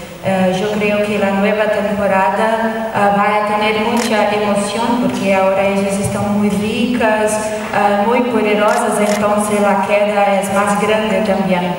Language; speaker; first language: Spanish; non-native, learner; Portuguese